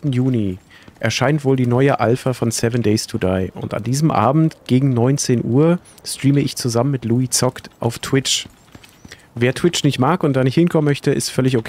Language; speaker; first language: German; native; German